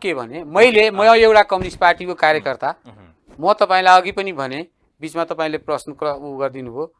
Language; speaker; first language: Nepali; native; Nepali